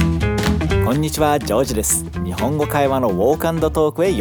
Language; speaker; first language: Japanese; non-native, fluent; Portuguese